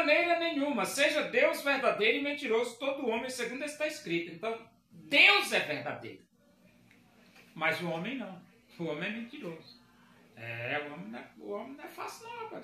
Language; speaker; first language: Portuguese; native; Portuguese